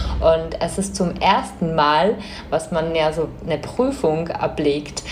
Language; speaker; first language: German; non-native, fluent; Czech